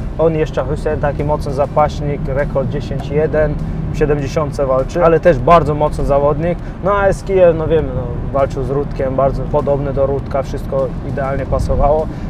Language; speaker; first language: Polish; non-native, fluent; Chechen